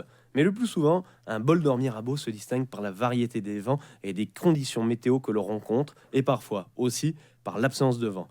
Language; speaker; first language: French; native; French